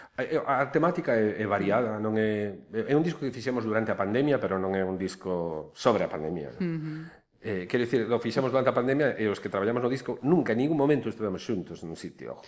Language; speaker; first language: Galician; native; Galician